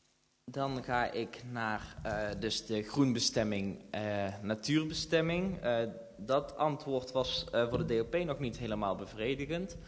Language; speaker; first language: Dutch; native; Dutch